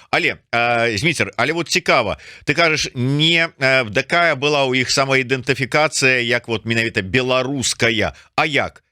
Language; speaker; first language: Belarusian; non-native, local second language; Russian